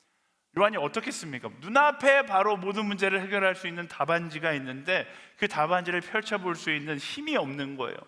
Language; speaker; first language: Korean; native; Korean